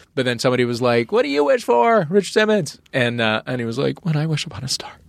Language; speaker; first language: English; native; English